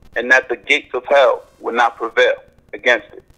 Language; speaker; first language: English; native; English